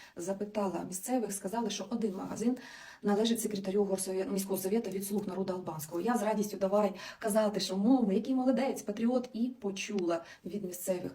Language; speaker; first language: Ukrainian; non-native, local second language; Russian